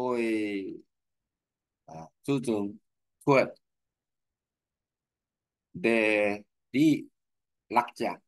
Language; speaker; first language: Vietnamese; non-native, learner; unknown